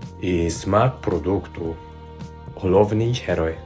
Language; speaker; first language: Ukrainian; non-native, fluent; Japanese